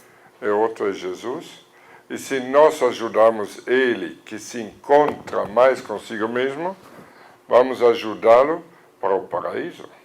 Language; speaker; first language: Portuguese; non-native, fluent; German